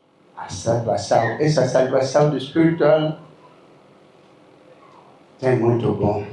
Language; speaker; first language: Portuguese; non-native, learner; Lingala